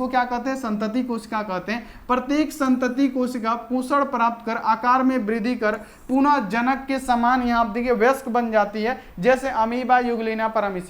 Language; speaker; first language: Hindi; native; Hindi